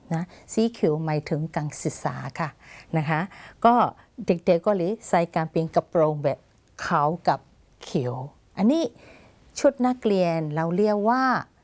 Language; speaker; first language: Thai; non-native, fluent; Burmese